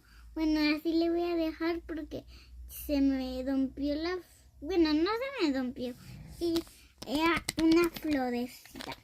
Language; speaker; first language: Spanish; native; Spanish